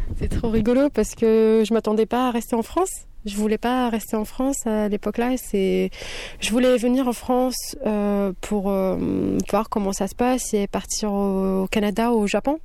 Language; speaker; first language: French; non-native, local second language; Kabyle